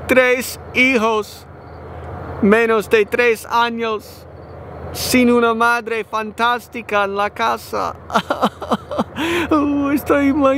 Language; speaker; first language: Spanish; non-native, learner; English